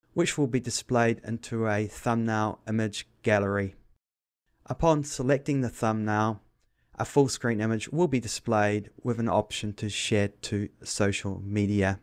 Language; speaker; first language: English; native; English